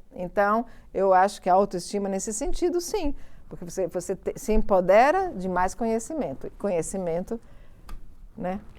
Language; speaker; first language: Portuguese; early bilingual, other home language; Italian